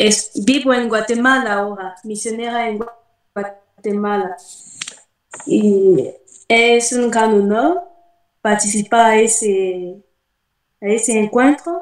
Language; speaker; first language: Spanish; non-native, fluent; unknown